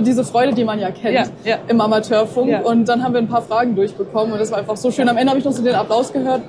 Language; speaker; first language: German; native; German